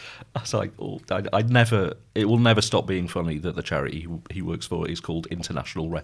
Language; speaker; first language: English; native; English